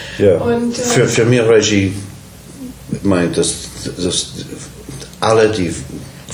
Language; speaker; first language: German; non-native, learner; English